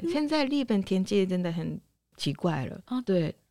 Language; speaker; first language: Chinese; non-native, fluent; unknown